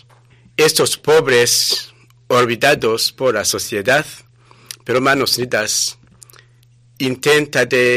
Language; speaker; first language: Spanish; non-native, fluent; Rundi